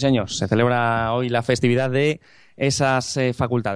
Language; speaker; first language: Spanish; native; Spanish